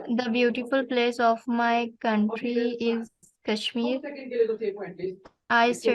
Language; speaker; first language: English; non-native, learner; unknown